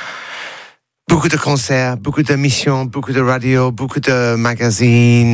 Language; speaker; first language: French; non-native, learner; English